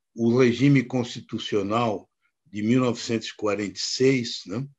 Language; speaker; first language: Portuguese; native; Portuguese